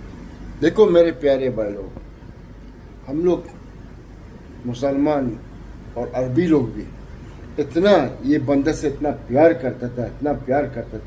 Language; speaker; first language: Hindi; non-native, learner; Arabic